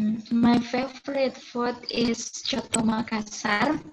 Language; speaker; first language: English; non-native, learner; Indonesian